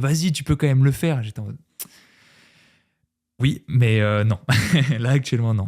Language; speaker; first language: French; native; French